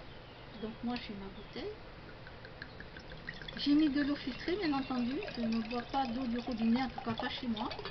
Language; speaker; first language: French; native; French